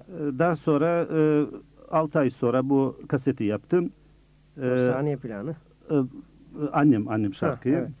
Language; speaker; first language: Turkish; early bilingual, other home language; Bosnian